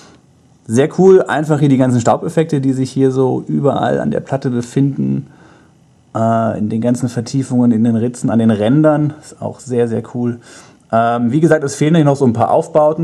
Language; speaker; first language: German; native; German